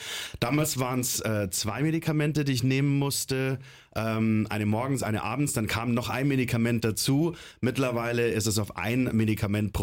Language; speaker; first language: German; native; German